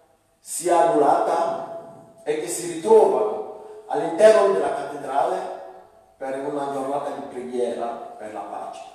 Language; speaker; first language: Italian; non-native, fluent; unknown